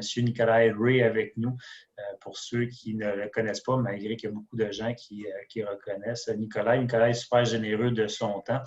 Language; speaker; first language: French; native; French